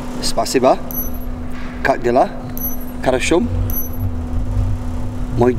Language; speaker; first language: Russian; non-native, learner; English